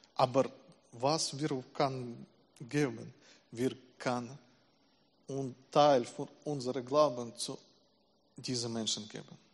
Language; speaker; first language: German; non-native, learner; Russian